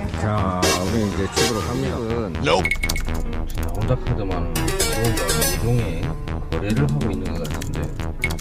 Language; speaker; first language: Korean; native; Korean